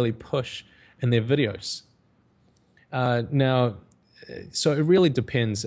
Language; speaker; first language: English; native; English